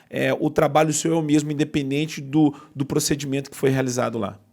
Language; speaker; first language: Portuguese; native; Portuguese